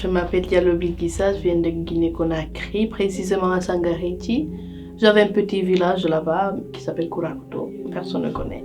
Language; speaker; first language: French; non-native, local second language; Fula